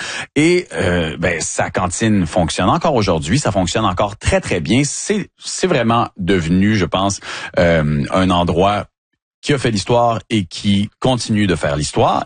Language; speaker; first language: French; native; French